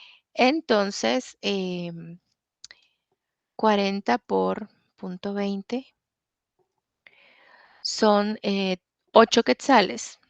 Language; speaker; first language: Spanish; native; Spanish